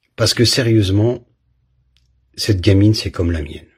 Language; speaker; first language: French; native; French